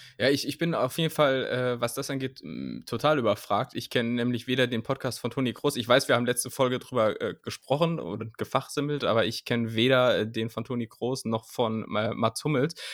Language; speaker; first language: German; native; German